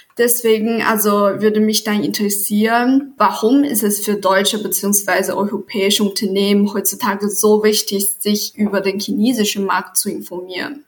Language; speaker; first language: German; non-native, fluent; Chinese